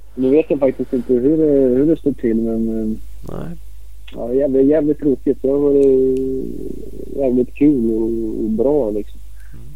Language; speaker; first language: Swedish; native; Swedish